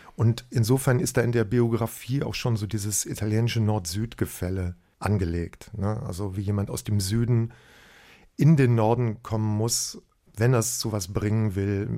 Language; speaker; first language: German; native; German